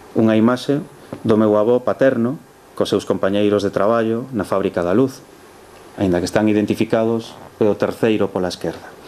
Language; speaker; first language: Galician; early bilingual, heritage; Galician